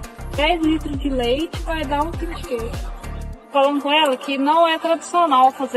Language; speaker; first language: Portuguese; native; Portuguese